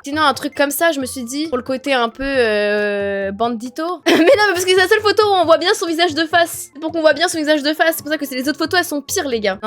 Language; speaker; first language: French; native; French